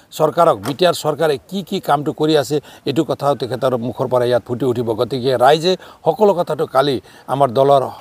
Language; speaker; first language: Assamese; non-native, local second language; Nepali